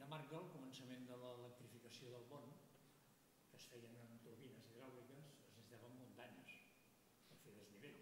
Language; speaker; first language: Catalan; native; Catalan